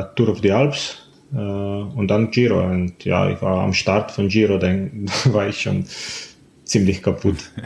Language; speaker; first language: German; non-native, fluent; Slovenian